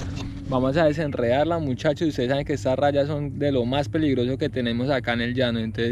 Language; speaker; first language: Spanish; native; Spanish